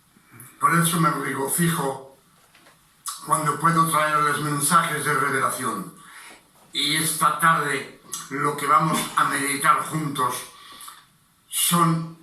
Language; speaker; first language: Spanish; non-native, fluent; French